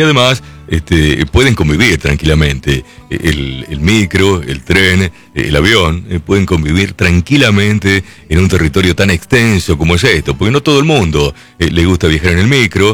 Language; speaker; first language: Spanish; native; Spanish